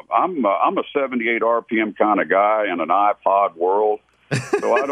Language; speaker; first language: English; native; English